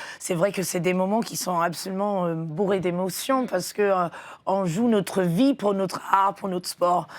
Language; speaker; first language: French; non-native, fluent; English